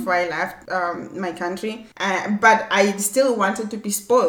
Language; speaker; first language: English; non-native, local second language; Swati